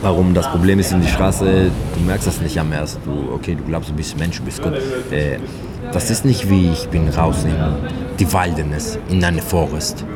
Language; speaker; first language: German; non-native, learner; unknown